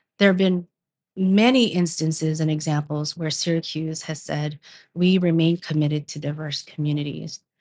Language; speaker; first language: English; early bilingual, other home language; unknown